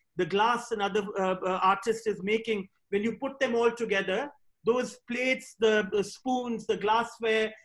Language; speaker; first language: English; non-native, local second language; Hindi